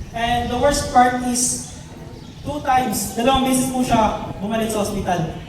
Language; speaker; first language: Filipino; non-native, local second language; Cebuano